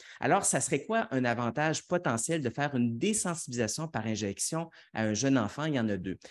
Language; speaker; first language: French; native; French